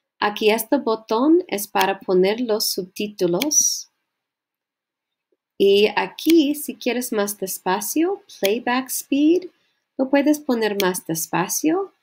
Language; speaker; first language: Spanish; non-native, learner; English